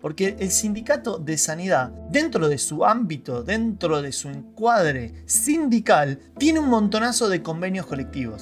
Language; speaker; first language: Spanish; native; Spanish